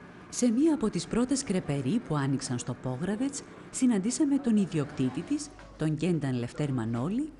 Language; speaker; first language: Greek; native; Greek